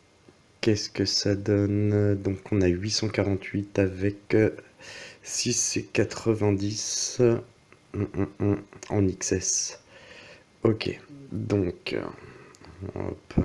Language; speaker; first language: French; native; French